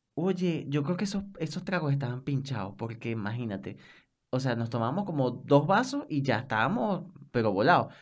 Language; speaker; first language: Spanish; native; Spanish